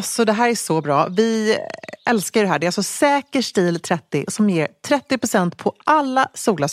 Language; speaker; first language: Swedish; native; Swedish